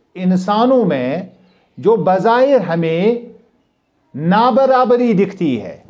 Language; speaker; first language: Urdu; non-native, local second language; Kashmiri